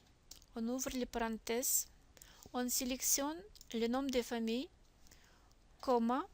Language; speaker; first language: French; non-native, learner; Russian